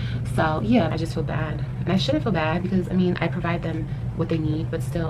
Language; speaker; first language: English; native; English